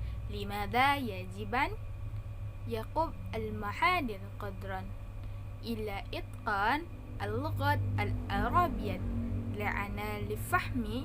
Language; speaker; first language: Arabic; non-native, learner; Indonesian